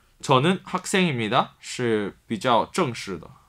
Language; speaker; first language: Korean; non-native, fluent; Chinese